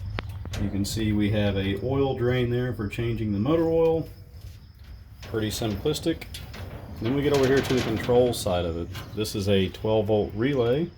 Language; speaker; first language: English; native; English